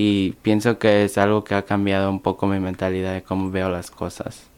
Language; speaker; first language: Spanish; early bilingual, other home language; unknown